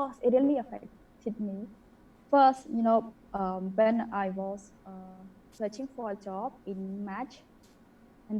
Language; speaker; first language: English; non-native, learner; Khmer